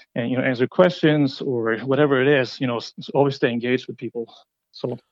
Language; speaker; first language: English; non-native, fluent; Norwegian